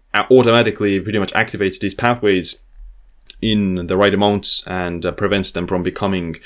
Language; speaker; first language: English; non-native, fluent; Estonian